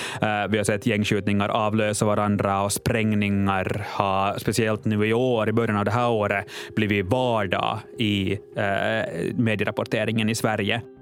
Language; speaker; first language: Swedish; native; Swedish